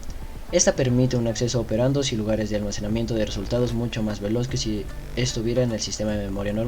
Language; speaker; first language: Spanish; native; Spanish